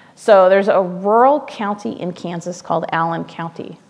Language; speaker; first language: English; native; English